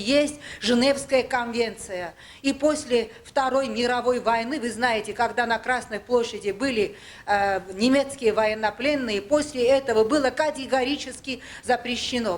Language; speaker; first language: Russian; non-native, local second language; Armenian